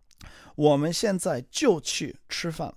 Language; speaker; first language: Chinese; non-native, learner; English